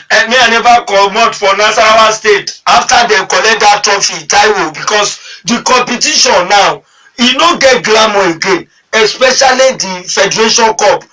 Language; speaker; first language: Nigerian Pidgin; native; Nigerian Pidgin